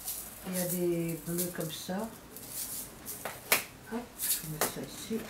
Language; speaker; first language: French; native; French